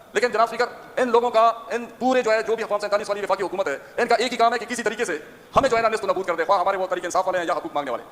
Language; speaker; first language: Urdu; non-native, local second language; Pashto